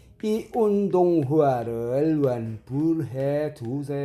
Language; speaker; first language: Korean; non-native, fluent; Indonesian